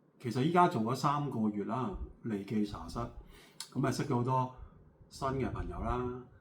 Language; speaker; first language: Cantonese; native; Cantonese